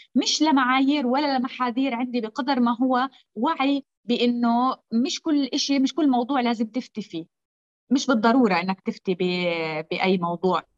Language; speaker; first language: Arabic; native; Arabic